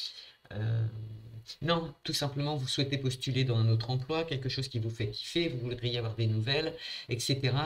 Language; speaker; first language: French; native; French